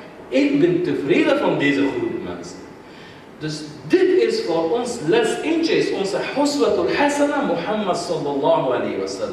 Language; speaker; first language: Dutch; non-native, fluent; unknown